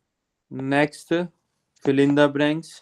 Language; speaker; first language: English; non-native, local second language; Hindi